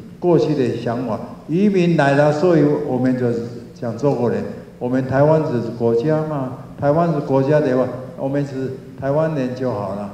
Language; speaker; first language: Chinese; non-native, local second language; Min Nan Chinese